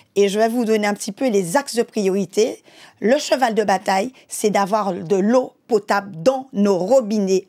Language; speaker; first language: French; native; French